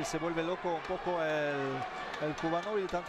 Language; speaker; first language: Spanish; non-native, fluent; French